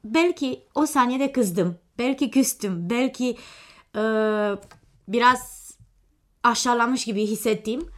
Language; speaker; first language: Turkish; non-native, fluent; Romanian